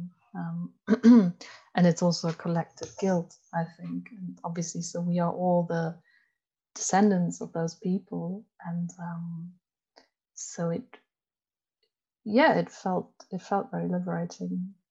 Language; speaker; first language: English; non-native, fluent; German